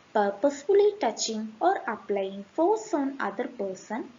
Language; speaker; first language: English; non-native, local second language; Malayalam